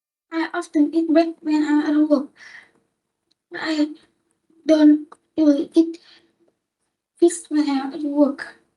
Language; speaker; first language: English; non-native, learner; Vietnamese